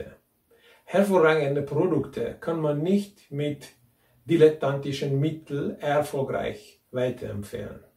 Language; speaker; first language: German; non-native, fluent; Hungarian